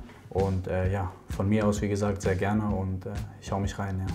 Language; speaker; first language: German; native; German